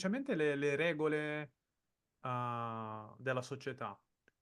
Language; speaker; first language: Italian; non-native, fluent; Portuguese